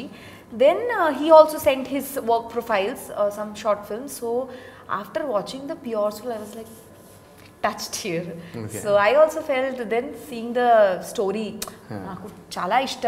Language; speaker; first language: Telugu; non-native, local second language; Bangla